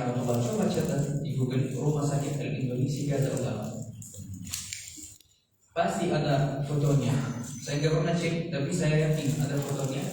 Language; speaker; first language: Indonesian; non-native, fluent; Arabic